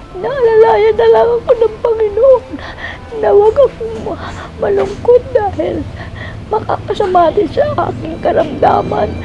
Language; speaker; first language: Filipino; native; Filipino